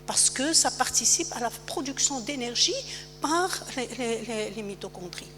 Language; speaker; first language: French; non-native, local second language; Arabic